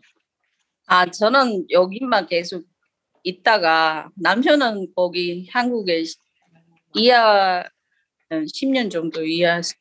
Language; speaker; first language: Korean; non-native, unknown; Burmese